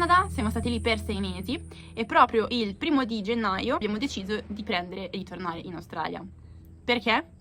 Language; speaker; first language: Italian; native; Italian